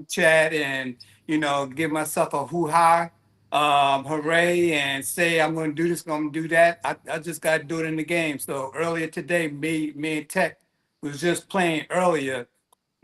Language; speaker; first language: English; native; English